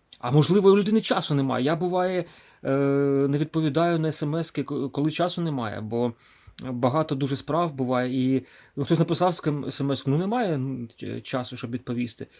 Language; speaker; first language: Ukrainian; non-native, local second language; Russian